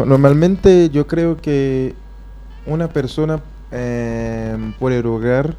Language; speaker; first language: Spanish; non-native, fluent; Haitian Creole